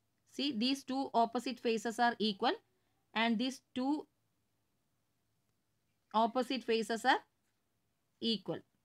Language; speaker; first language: English; non-native, local second language; Tamil